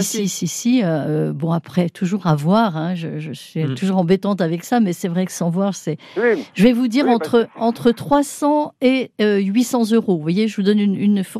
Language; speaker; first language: French; native; French